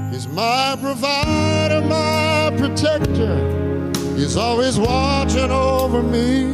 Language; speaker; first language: English; native; English